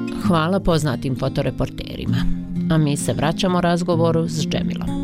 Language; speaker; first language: Croatian; native; Croatian